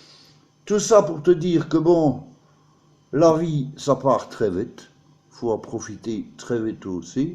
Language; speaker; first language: French; native; French